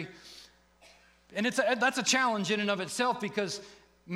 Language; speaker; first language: English; native; English